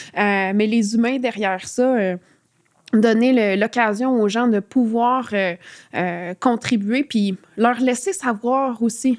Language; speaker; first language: French; native; French